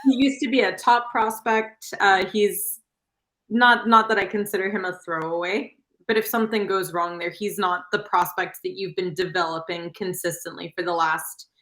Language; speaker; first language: English; native; English